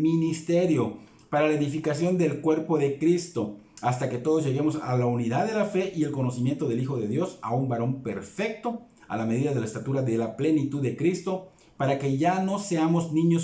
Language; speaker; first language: Spanish; native; Spanish